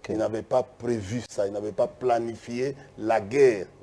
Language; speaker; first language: French; non-native, local second language; Lingala